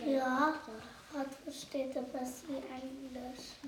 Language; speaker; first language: German; non-native, local second language; Arabic